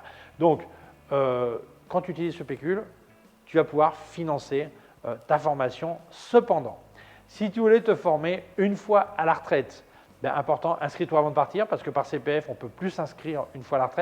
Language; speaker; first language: French; native; French